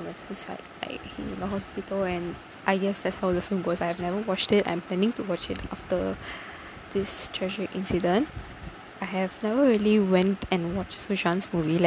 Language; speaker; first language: English; non-native, local second language; Tamil